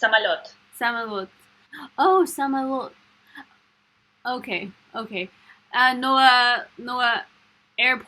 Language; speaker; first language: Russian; non-native, learner; English